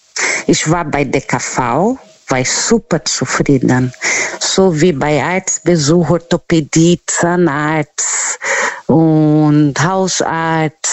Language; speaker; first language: German; non-native, learner; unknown